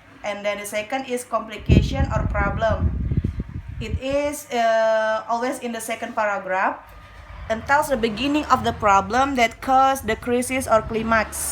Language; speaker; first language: English; non-native, learner; Indonesian